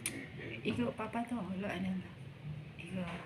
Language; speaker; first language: Chinese; non-native, learner; Indonesian